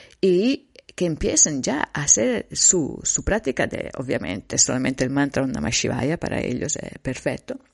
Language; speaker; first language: Spanish; non-native, fluent; Italian